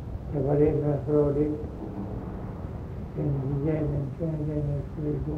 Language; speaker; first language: French; native; French